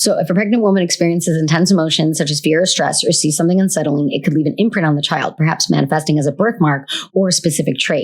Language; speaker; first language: English; native; English